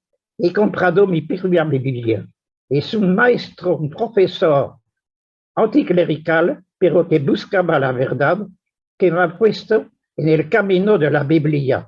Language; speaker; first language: Spanish; non-native, fluent; French